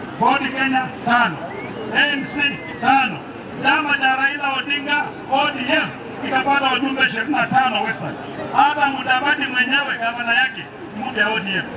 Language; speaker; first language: Swahili; non-native, local second language; Luyia